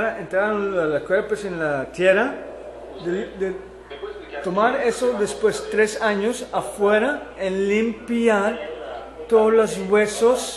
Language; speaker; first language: Spanish; non-native, fluent; Dutch